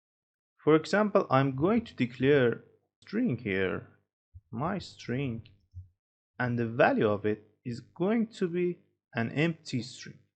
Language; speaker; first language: English; non-native, fluent; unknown